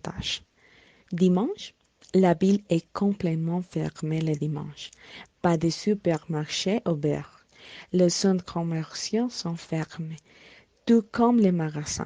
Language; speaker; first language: French; non-native, learner; Spanish